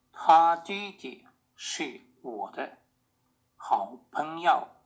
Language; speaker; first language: Chinese; non-native, learner; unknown